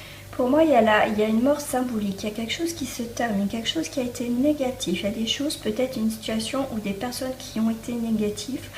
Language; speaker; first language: French; native; French